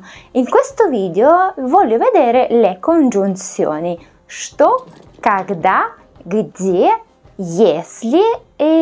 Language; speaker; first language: Italian; non-native, fluent; Russian